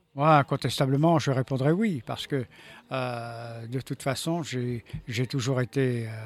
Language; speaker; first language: French; native; French